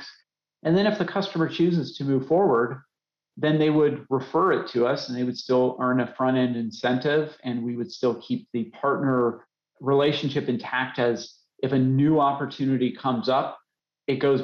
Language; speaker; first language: English; native; English